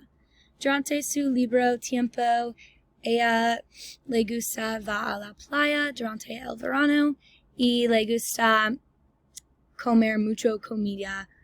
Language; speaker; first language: Spanish; non-native, learner; English